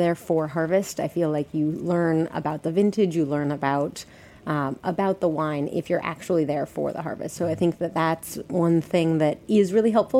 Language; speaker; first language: English; native; English